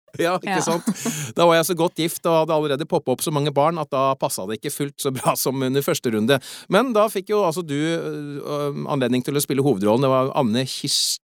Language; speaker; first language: Norwegian; native; Norwegian